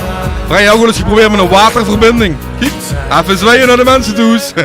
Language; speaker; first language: Dutch; native; Dutch